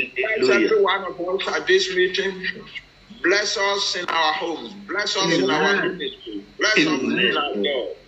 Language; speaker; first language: English; non-native, local second language; Yoruba